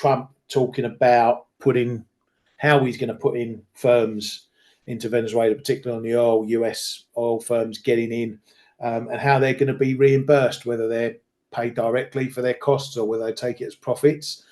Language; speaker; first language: English; native; English